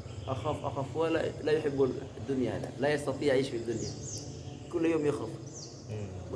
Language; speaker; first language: Arabic; non-native, fluent; Indonesian